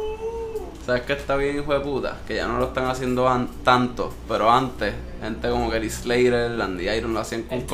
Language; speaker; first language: Spanish; native; Spanish